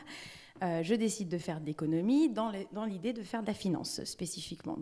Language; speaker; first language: French; native; French